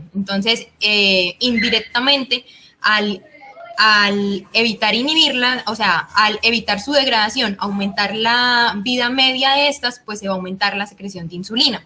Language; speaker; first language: Spanish; native; Spanish